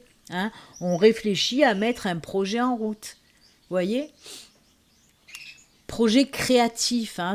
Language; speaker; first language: French; native; French